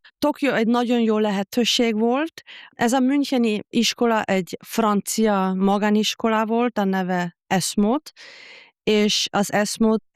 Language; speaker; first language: Hungarian; non-native, fluent; German